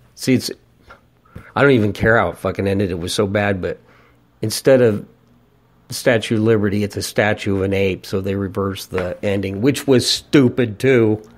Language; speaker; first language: English; native; English